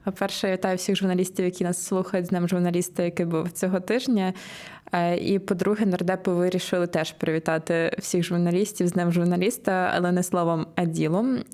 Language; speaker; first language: Ukrainian; native; Ukrainian